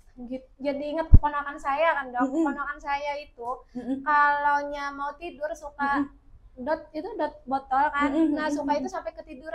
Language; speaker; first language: Indonesian; native; Indonesian